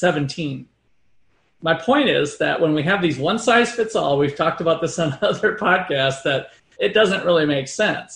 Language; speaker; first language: English; native; English